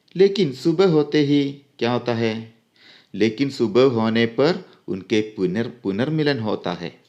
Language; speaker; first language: Hindi; non-native, local second language; Malayalam